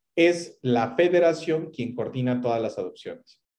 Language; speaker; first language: Spanish; native; Spanish